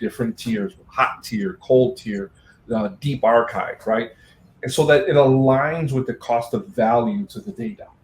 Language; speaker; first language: English; native; English